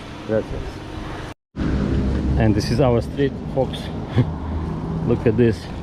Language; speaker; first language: English; non-native, fluent; Russian